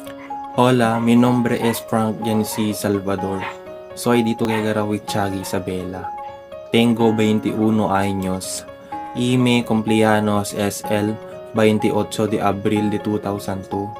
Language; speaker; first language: Spanish; non-native, learner; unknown